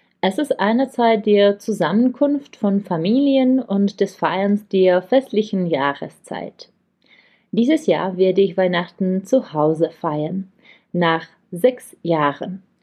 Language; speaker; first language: German; non-native, fluent; Czech